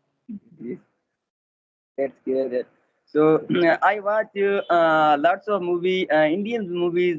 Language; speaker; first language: English; non-native, learner; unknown